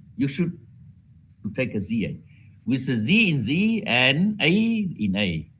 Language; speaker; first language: English; non-native, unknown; Vietnamese